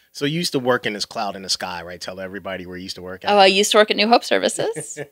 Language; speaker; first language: English; native; English